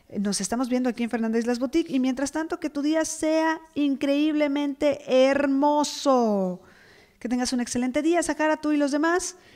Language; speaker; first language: Spanish; native; Spanish